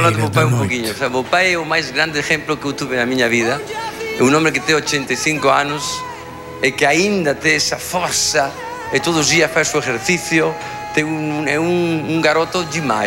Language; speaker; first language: Portuguese; non-native, fluent; Spanish